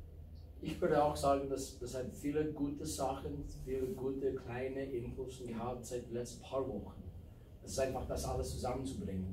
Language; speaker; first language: German; non-native, fluent; English